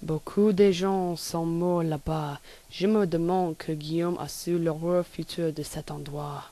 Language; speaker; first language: French; non-native, learner; English